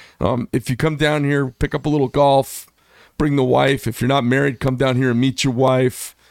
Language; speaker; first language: English; native; English